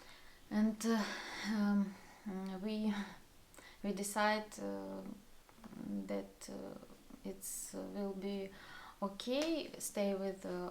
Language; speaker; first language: English; non-native, learner; Russian